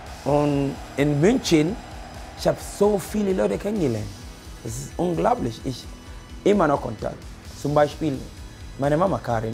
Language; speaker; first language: German; non-native, fluent; Akan